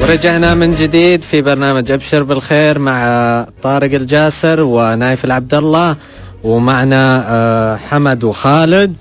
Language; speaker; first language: Arabic; native; Arabic